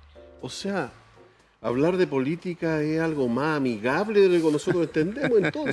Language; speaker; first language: Spanish; native; Spanish